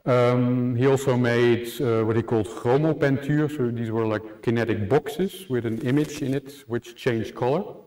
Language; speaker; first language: English; non-native, fluent; Dutch